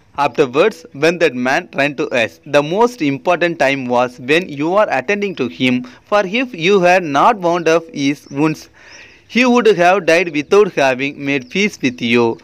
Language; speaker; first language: English; non-native, local second language; Tamil